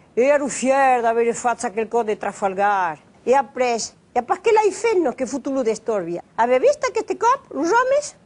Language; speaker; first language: Occitan; native; Occitan